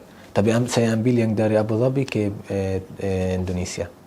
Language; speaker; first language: Indonesian; non-native, fluent; Arabic